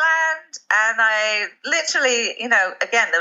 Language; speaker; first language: English; native; English